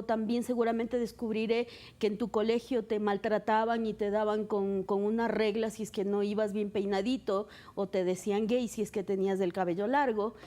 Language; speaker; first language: Spanish; native; Spanish